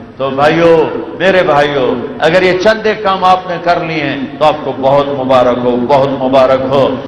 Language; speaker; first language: Urdu; non-native, local second language; Punjabi